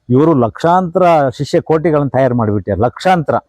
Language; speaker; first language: Kannada; non-native, local second language; Telugu